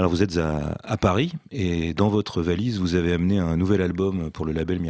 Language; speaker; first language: French; native; French